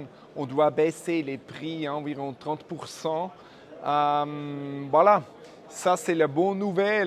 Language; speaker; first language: French; non-native, fluent; German